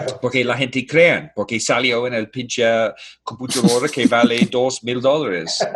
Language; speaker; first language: Spanish; non-native, fluent; English